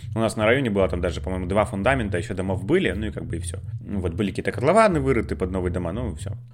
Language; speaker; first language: Russian; native; Russian